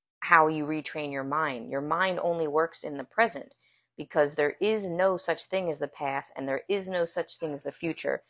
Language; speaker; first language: English; native; English